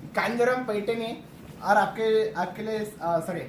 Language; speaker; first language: Hindi; non-native, local second language; Marathi